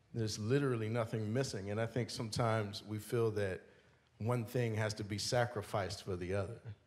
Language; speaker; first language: English; native; English